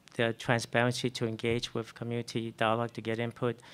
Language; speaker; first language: English; native; English